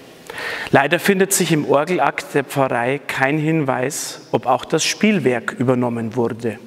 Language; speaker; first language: German; native; German